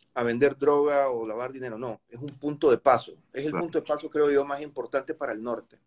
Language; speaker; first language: Spanish; native; Spanish